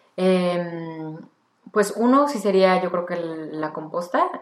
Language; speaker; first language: Spanish; native; Spanish